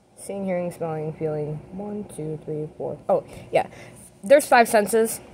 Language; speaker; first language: English; native; English